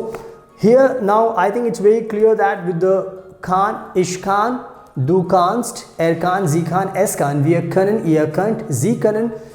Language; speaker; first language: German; non-native, fluent; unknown